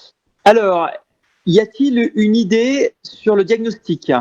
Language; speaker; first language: French; native; French